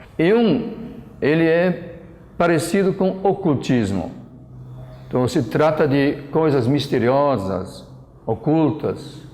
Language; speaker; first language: Portuguese; non-native, fluent; German